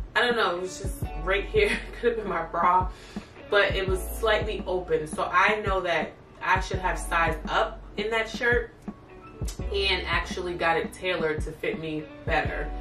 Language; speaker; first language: English; native; English